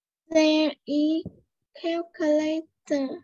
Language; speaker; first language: English; non-native, learner; Vietnamese